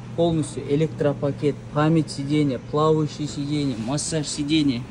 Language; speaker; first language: Russian; non-native, local second language; Kazakh